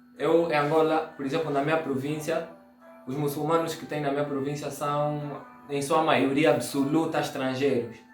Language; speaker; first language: Portuguese; native; Portuguese